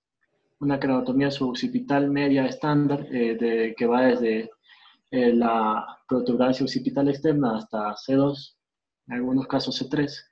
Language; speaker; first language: Spanish; native; Spanish